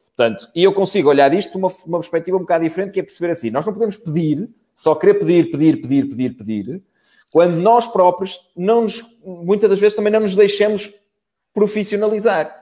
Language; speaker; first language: Portuguese; native; Portuguese